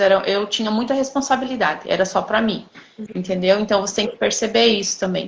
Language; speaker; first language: Portuguese; native; Portuguese